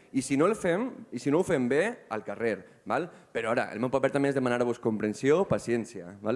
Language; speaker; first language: Catalan; native; Catalan